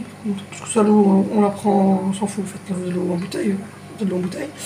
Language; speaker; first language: French; native; French